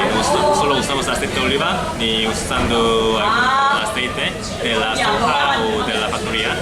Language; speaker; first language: Spanish; non-native, fluent; Korean